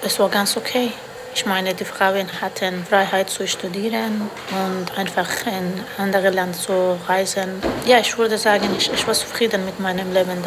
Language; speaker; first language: German; non-native, fluent; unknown